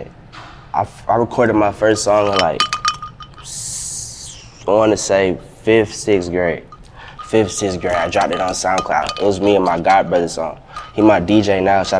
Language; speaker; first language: English; native; English